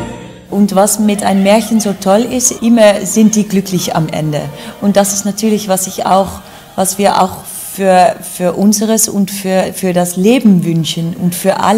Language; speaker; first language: German; non-native, fluent; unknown